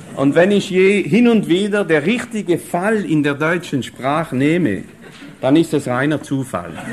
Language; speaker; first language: German; non-native, fluent; French